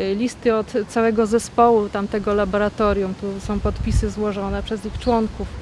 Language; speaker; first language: Polish; native; Polish